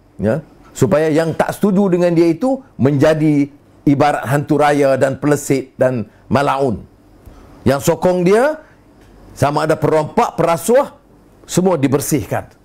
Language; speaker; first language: Malay; native; Malay